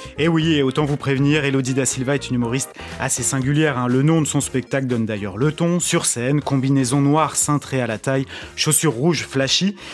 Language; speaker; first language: French; native; French